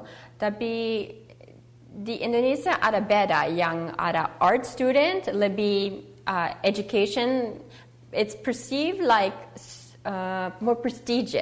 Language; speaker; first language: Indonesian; early bilingual, heritage; English